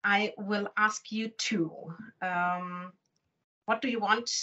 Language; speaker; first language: English; non-native, fluent; German